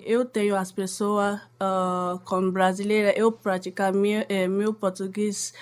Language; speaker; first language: Portuguese; non-native, learner; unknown